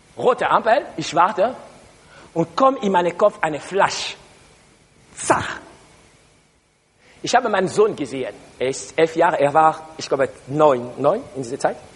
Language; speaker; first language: German; non-native, learner; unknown